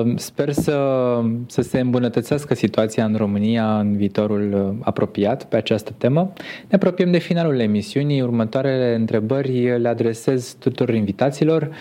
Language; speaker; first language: Romanian; native; Romanian